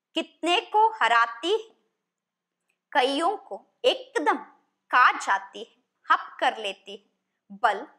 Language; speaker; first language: Hindi; non-native, local second language; Kannada